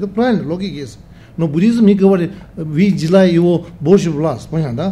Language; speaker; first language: Russian; non-native, learner; Tibetan